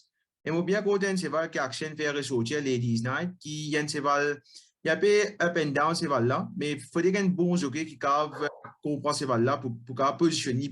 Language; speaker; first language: French; non-native, local second language; Morisyen